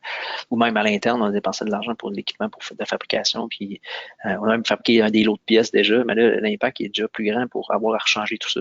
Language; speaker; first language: French; native; French